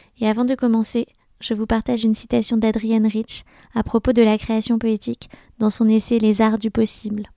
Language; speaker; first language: French; native; French